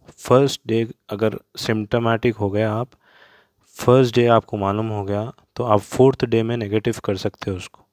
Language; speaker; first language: Hindi; non-native, local second language; Urdu